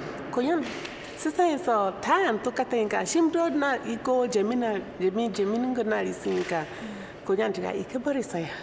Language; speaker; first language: Korean; non-native, learner; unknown